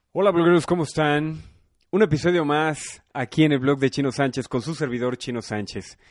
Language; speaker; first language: Spanish; native; Spanish